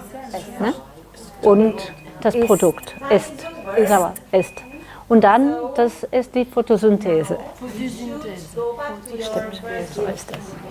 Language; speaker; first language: German; non-native, learner; Catalan